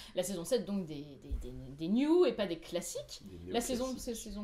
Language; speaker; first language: French; native; French